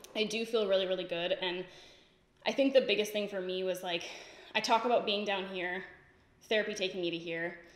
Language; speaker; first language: English; native; English